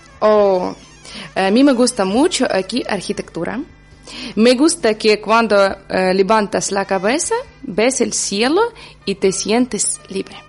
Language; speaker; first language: Spanish; non-native, learner; Ukrainian